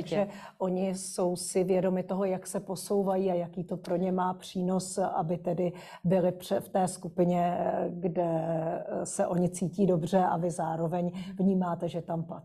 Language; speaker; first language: Czech; native; Czech